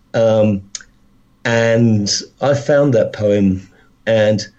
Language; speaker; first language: English; native; English